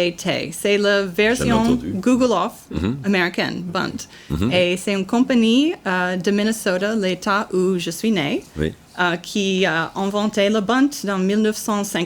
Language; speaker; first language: French; non-native, learner; English